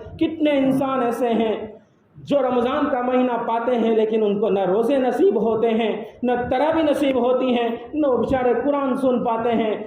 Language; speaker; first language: Urdu; non-native, local second language; Gujarati